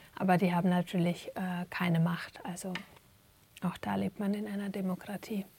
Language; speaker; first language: German; native; German